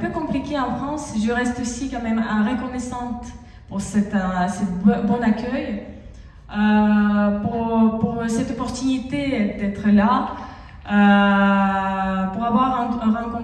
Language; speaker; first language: French; non-native, fluent; Russian